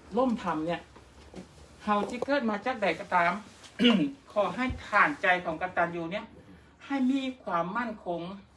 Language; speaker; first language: Thai; native; Thai